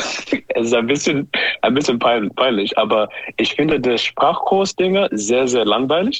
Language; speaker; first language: German; non-native, learner; English